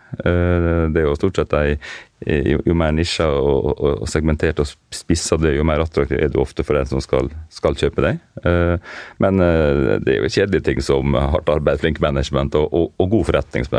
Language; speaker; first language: Norwegian; native; Norwegian